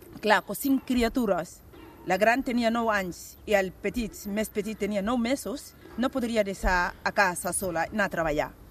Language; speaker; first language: Catalan; non-native, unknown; Bambara